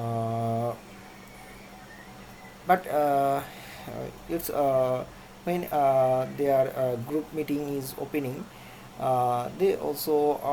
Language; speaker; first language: English; non-native, local second language; Bangla